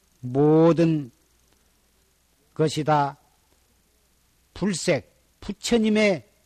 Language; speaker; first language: Korean; native; Korean